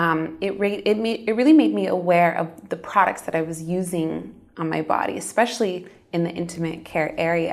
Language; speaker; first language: English; native; English